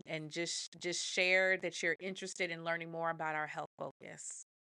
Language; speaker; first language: English; native; English